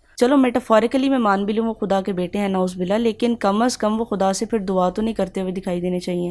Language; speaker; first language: Urdu; native; Urdu